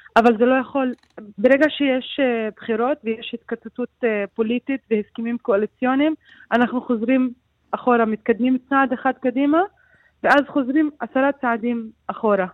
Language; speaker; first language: Hebrew; non-native, local second language; Arabic